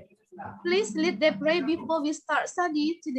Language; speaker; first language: English; non-native, learner; Indonesian